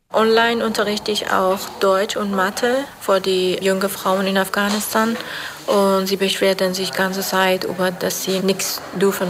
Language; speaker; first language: German; non-native, fluent; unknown